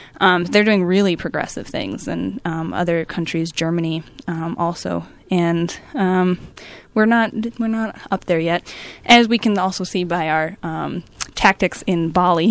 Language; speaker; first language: English; native; English